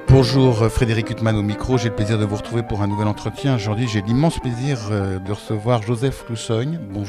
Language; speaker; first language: French; native; French